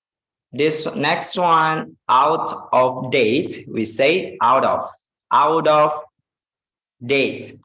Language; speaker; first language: English; non-native, fluent; Indonesian